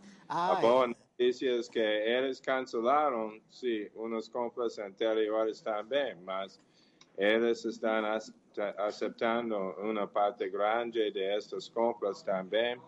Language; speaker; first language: Portuguese; non-native, fluent; English